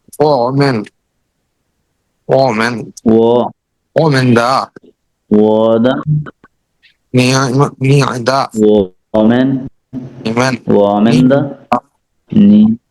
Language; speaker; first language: Chinese; non-native, learner; Bangla